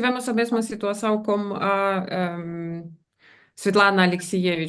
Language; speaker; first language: Portuguese; non-native, fluent; Belarusian